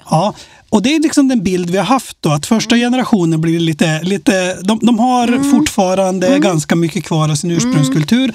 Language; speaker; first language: Swedish; native; Swedish